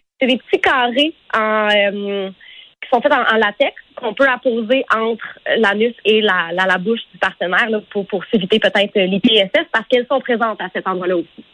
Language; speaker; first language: French; native; French